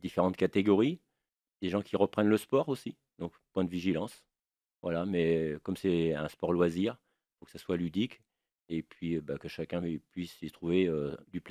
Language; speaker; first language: French; native; French